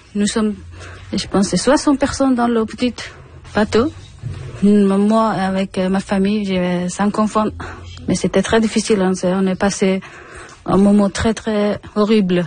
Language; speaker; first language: French; non-native, learner; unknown